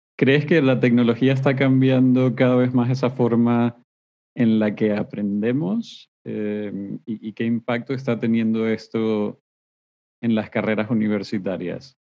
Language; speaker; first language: Spanish; native; Spanish